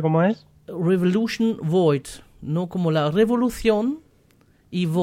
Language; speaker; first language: Spanish; non-native, fluent; German